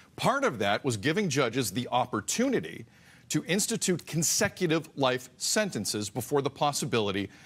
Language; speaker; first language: English; native; English